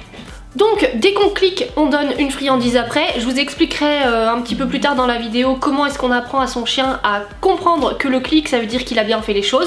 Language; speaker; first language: French; native; French